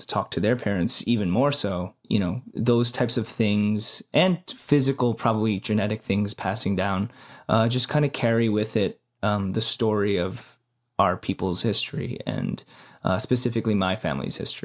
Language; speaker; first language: English; native; English